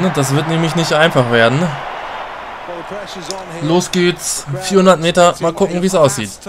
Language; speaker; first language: German; native; German